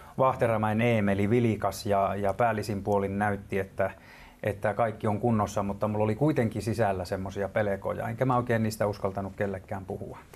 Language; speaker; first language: Finnish; native; Finnish